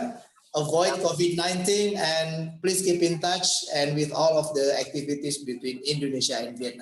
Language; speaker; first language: English; non-native, fluent; Indonesian